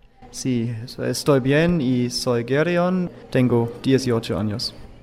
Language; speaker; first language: Spanish; non-native, learner; German